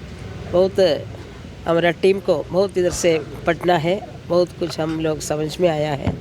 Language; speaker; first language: Hindi; non-native, local second language; Malayalam